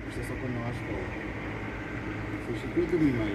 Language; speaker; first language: Portuguese; native; Portuguese